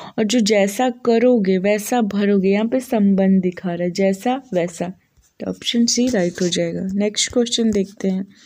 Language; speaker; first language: Hindi; native; Hindi